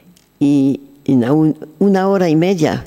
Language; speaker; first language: Spanish; non-native, learner; French